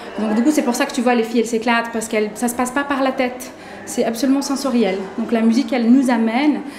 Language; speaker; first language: French; non-native, fluent; Portuguese